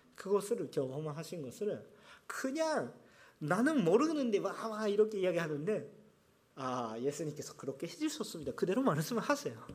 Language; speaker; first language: Korean; non-native, fluent; Japanese